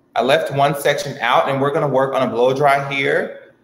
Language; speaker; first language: English; native; English